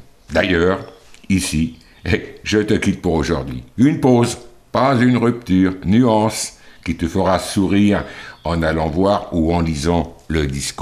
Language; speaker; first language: French; native; French